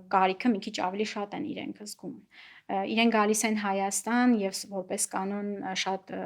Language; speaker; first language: Armenian; native; Armenian